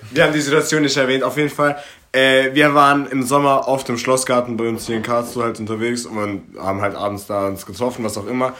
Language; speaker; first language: German; native; German